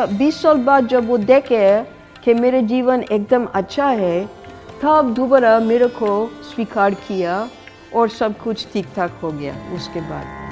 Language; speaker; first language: Hindi; non-native, fluent; English